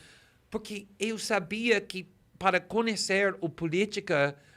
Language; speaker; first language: Portuguese; non-native, fluent; English